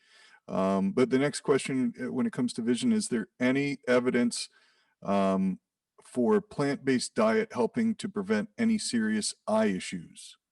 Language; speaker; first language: English; native; English